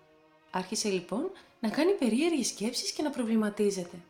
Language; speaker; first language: Greek; native; Greek